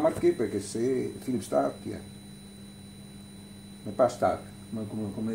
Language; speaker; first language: French; non-native, learner; Italian